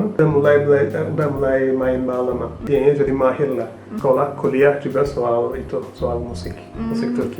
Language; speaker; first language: Indonesian; non-native, fluent; Turkish